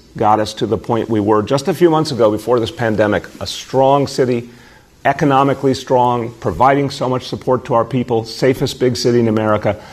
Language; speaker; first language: English; native; English